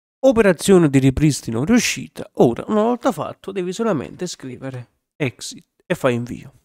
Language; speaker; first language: Italian; native; Italian